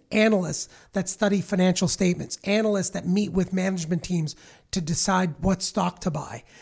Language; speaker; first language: English; native; English